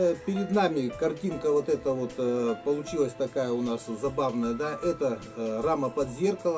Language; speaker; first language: Russian; native; Russian